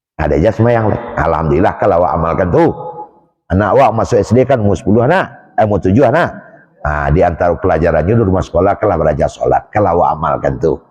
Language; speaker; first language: Malay; non-native, local second language; Minangkabau